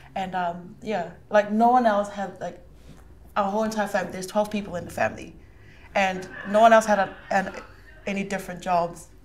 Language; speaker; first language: English; early bilingual, other home language; Samoan